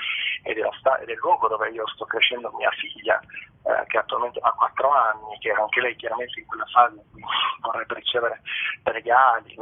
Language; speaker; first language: Italian; native; Italian